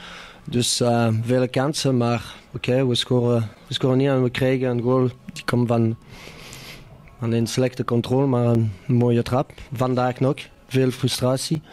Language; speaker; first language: Dutch; non-native, fluent; French